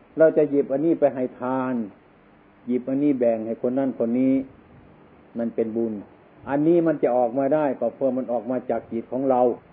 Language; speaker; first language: Thai; non-native, local second language; Northeastern Thai